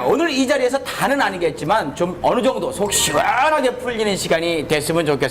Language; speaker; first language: Korean; native; Korean